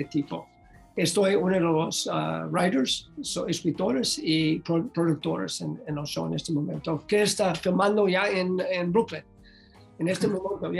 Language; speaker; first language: Spanish; non-native, learner; English